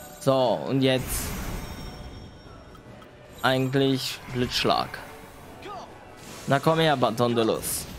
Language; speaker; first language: German; native; German